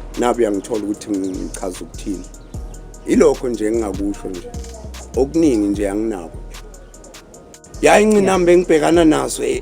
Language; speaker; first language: Zulu; non-native, local second language; South Ndebele